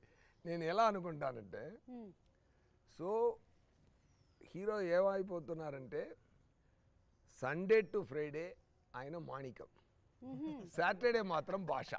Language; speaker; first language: Telugu; non-native, fluent; Tamil